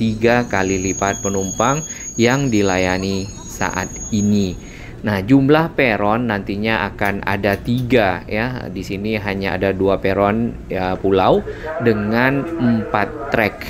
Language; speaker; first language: Indonesian; native; Indonesian